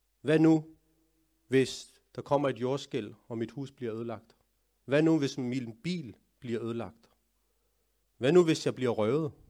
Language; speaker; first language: Danish; early bilingual, other home language; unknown